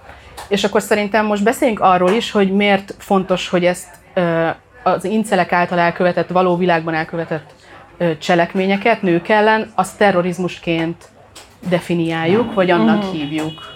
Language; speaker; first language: Hungarian; native; Hungarian